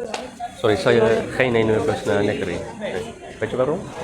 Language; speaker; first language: Dutch; non-native, learner; English